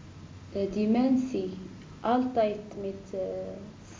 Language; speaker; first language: Dutch; non-native, learner; Arabic